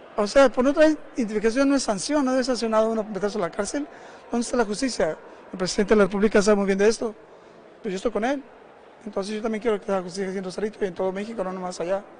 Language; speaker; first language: Spanish; native; Spanish